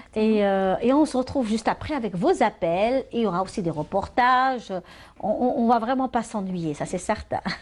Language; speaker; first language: French; non-native, local second language; Arabic